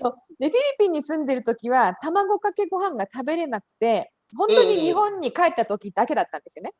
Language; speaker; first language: Japanese; native; Japanese